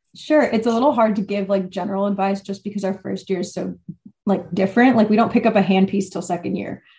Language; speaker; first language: English; native; English